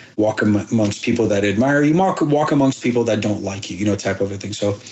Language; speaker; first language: English; early bilingual, other home language; Persian